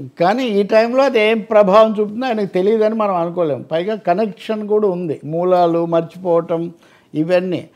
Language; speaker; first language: Telugu; native; Telugu